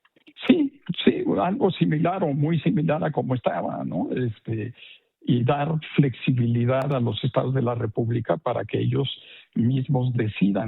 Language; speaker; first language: Spanish; native; Spanish